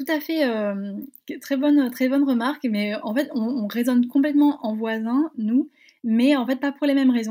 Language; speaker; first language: French; native; French